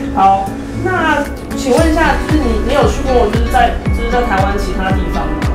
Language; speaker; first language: Chinese; native; Chinese